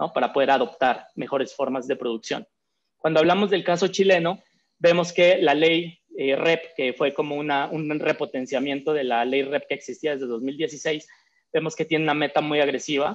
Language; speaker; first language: Spanish; native; Spanish